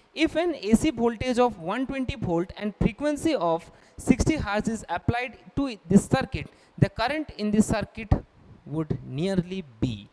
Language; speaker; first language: English; non-native, local second language; Bangla